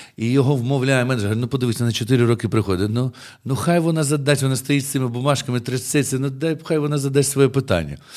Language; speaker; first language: Ukrainian; native; Ukrainian